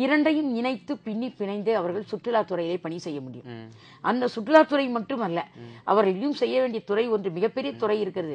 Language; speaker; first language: Tamil; native; Tamil